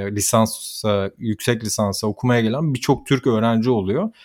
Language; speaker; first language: Turkish; native; Turkish